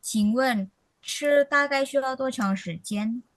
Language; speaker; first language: Chinese; non-native, fluent; Indonesian